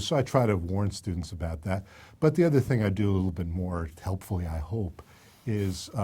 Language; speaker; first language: English; native; English